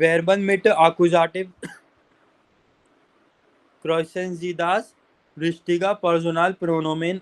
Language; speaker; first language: German; non-native, learner; Hindi